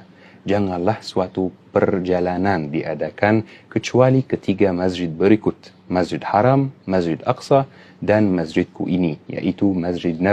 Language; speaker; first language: Indonesian; non-native, fluent; Arabic